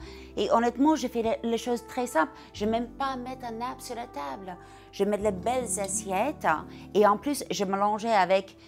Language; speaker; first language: French; non-native, learner; English